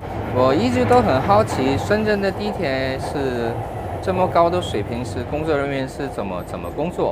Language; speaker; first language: Chinese; non-native, fluent; Korean